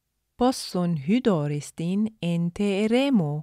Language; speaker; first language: Greek; non-native, fluent; English